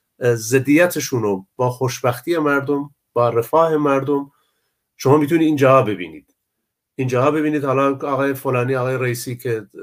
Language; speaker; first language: Persian; non-native, local second language; Central Kurdish